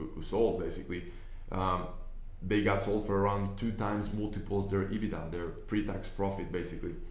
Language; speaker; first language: English; non-native, fluent; Hebrew